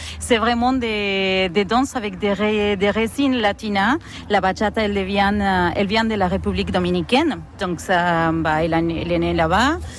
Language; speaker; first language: French; non-native, fluent; Spanish